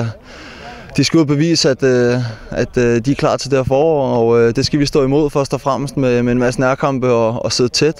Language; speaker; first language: Danish; native; Danish